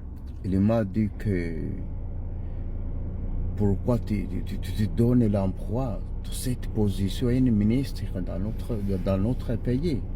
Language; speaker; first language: French; non-native, learner; Ganda